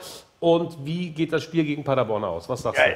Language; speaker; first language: German; native; German